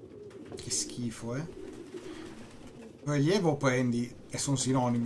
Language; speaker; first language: Italian; native; Italian